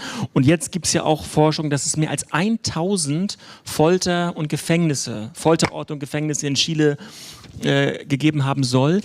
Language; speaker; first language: German; native; German